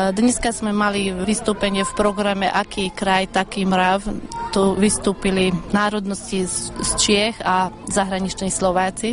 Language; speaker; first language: Slovak; non-native, local second language; Hungarian